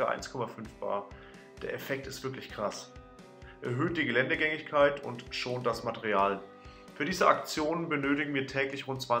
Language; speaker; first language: German; native; German